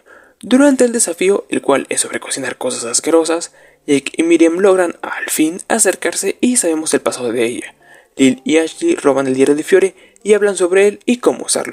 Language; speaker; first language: Spanish; native; Spanish